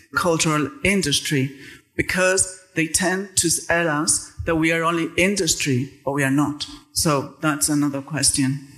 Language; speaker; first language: English; non-native, fluent; Spanish